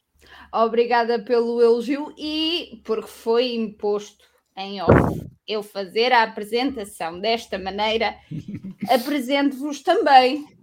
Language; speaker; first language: Portuguese; native; Portuguese